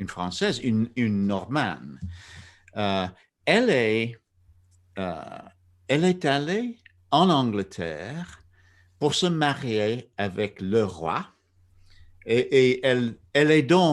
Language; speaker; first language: French; non-native, fluent; English